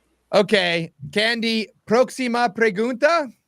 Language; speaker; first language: Spanish; non-native, learner; English